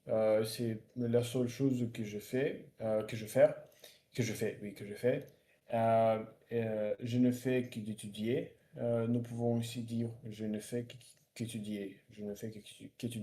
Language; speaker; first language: French; non-native, fluent; Russian